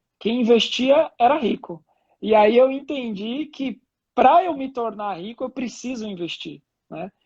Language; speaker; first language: Portuguese; native; Portuguese